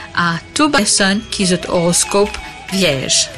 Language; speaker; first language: French; native; French